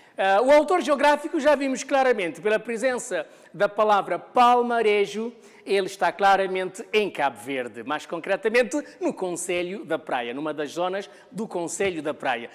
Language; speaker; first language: Portuguese; non-native, local second language; Kabuverdianu